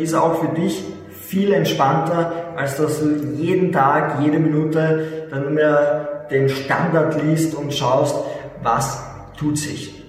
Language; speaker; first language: German; native; German